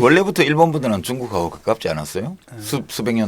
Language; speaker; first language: Korean; native; Korean